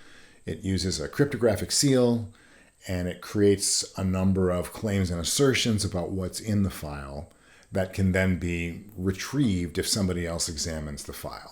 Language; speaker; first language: English; native; English